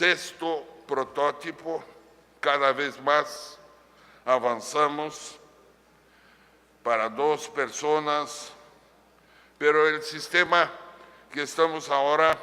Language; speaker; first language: Spanish; non-native, fluent; Portuguese